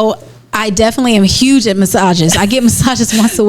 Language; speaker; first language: English; native; English